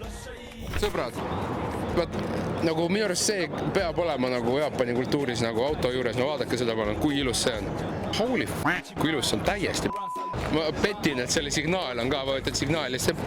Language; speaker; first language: Estonian; native; Estonian